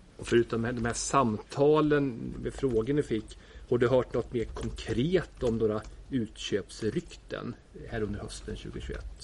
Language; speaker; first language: Swedish; native; Swedish